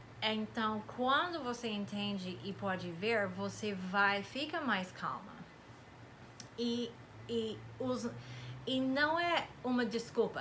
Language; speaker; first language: Portuguese; non-native, fluent; English